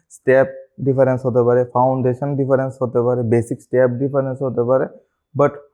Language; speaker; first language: Bangla; native; Bangla